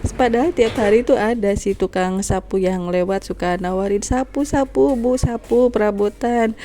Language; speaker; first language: Indonesian; non-native, local second language; Sundanese